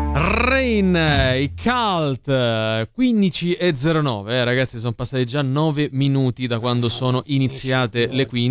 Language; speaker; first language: Italian; native; Italian